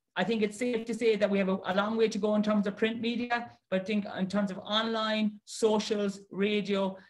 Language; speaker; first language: English; native; English